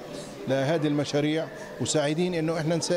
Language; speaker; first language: Arabic; native; Arabic